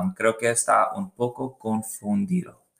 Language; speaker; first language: Spanish; non-native, learner; English